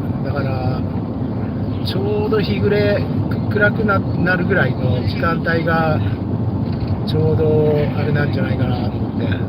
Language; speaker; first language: Japanese; native; Japanese